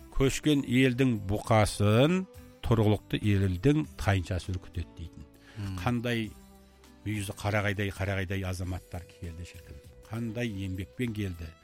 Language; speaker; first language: Kazakh; early bilingual, heritage; Kazakh